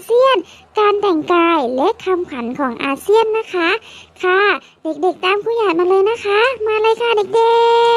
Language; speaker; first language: Thai; native; Thai